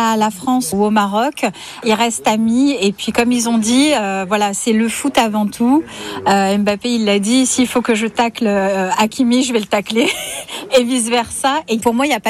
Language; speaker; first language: French; non-native, local second language; Arabic